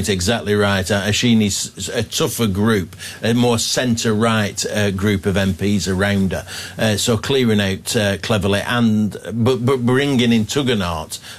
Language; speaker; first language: English; native; English